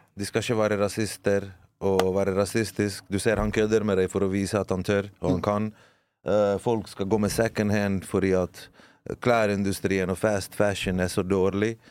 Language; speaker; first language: Norwegian; early bilingual, other home language; Bosnian